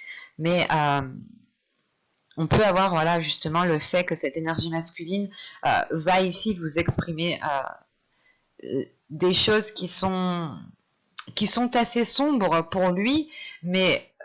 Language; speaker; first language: French; native; French